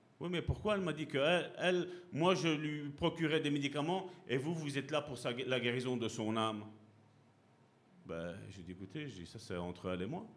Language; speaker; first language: French; native; French